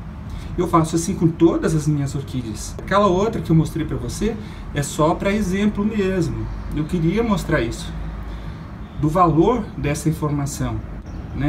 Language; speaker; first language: Portuguese; native; Portuguese